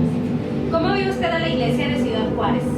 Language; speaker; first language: Spanish; native; Spanish